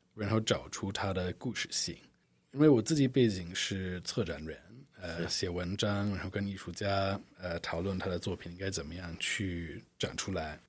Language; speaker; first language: Chinese; non-native, fluent; English